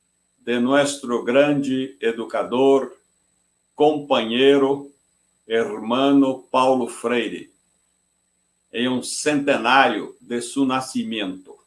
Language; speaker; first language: Spanish; non-native, fluent; Portuguese